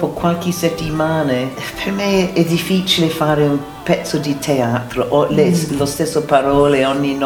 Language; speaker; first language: Italian; non-native, learner; English